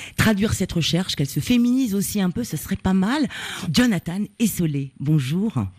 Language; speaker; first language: French; native; French